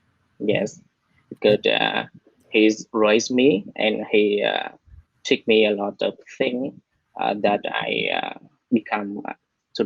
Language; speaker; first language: English; non-native, learner; Vietnamese